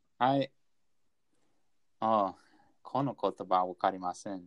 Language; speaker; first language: Japanese; non-native, learner; English